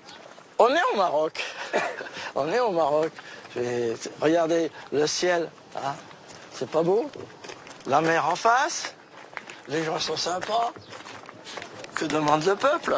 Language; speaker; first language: French; native; French